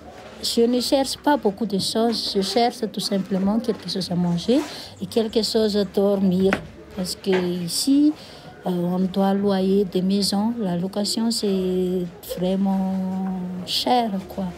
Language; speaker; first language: French; non-native, local second language; Malagasy